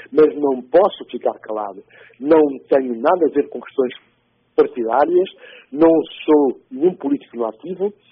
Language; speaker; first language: Portuguese; non-native, local second language; Upper Guinea Crioulo